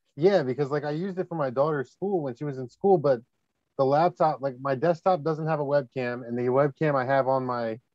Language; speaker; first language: English; native; English